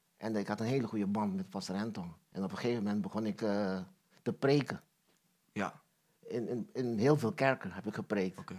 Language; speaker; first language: Dutch; non-native, local second language; Papiamento